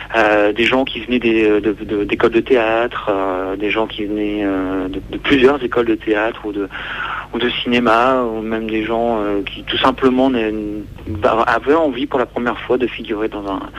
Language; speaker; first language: French; native; French